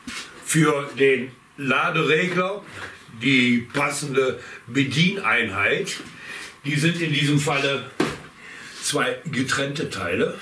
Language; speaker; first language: German; native; German